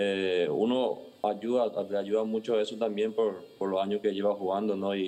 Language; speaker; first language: Spanish; native; Spanish